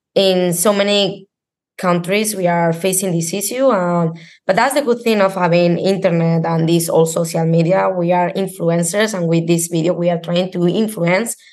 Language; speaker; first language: English; non-native, fluent; Spanish